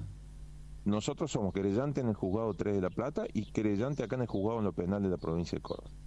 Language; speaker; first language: Spanish; native; Spanish